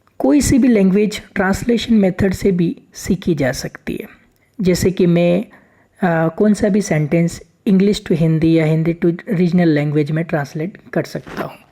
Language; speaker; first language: Hindi; native; Hindi